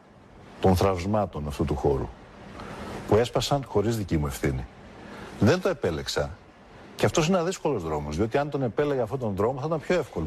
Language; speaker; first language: Greek; native; Greek